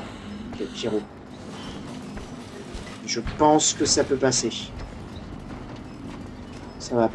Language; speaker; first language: French; native; French